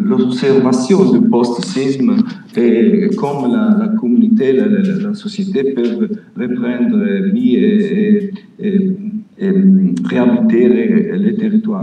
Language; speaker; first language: French; non-native, fluent; Italian